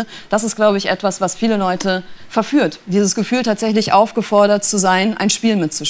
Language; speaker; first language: German; native; German